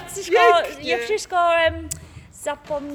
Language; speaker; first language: Polish; early bilingual, heritage; English